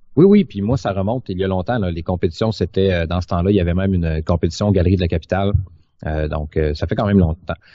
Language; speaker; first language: French; native; French